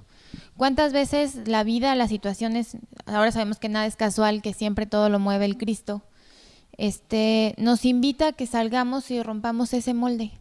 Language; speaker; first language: Spanish; native; Spanish